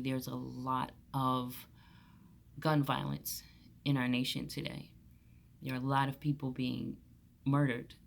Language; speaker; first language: English; native; English